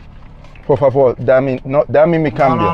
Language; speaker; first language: Spanish; non-native, learner; English